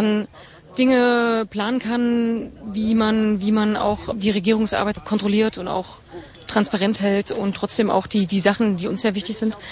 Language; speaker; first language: German; native; German